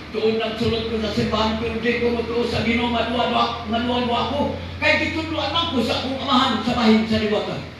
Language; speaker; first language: Cebuano; non-native, local second language; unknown